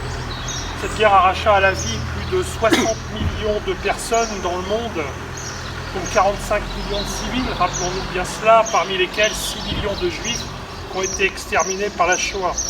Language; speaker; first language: French; native; French